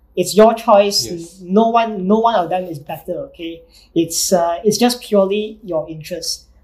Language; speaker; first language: English; non-native, local second language; Chinese